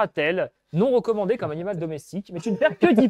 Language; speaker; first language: French; native; French